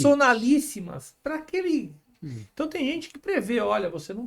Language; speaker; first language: Portuguese; native; Portuguese